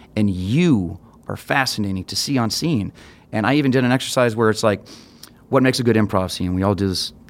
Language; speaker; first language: English; native; English